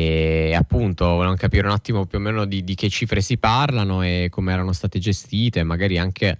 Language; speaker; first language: Italian; native; Italian